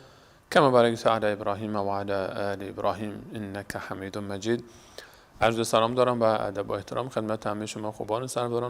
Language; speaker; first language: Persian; native; Persian